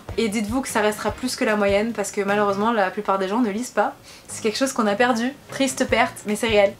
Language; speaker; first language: French; native; French